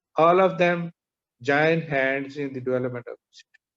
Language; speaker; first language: English; non-native, local second language; Urdu